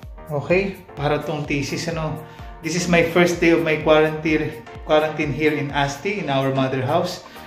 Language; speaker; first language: English; non-native, local second language; Filipino